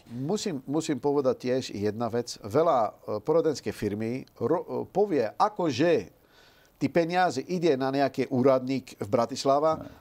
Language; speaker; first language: Slovak; non-native, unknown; Dutch